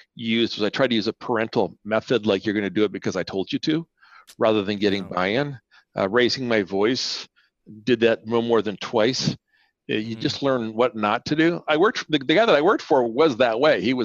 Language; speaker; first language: English; non-native, fluent; Spanish